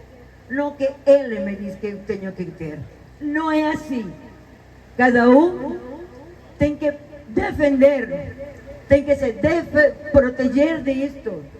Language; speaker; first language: Portuguese; non-native, fluent; Spanish